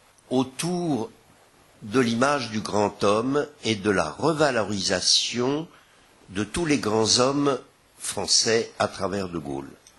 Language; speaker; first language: French; native; French